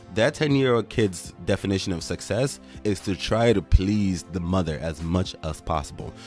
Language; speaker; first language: English; non-native, local second language; Igbo